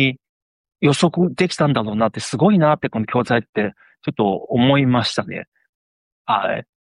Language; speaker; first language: Japanese; non-native, fluent; Chinese